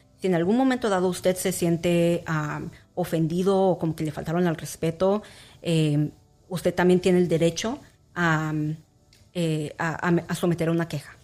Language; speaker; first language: Spanish; early bilingual, heritage; Spanish